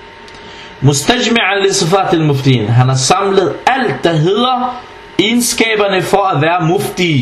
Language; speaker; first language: Danish; non-native, fluent; Arabic